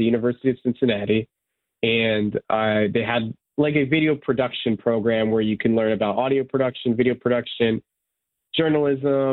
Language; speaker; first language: English; non-native, local second language; Serbian